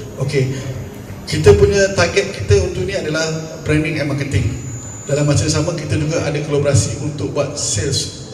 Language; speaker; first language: Malay; native; Malay